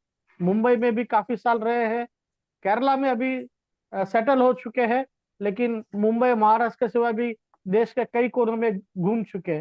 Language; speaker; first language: Hindi; native; Hindi